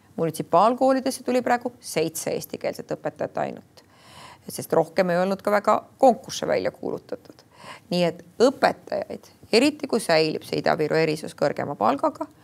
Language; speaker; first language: Estonian; native; Estonian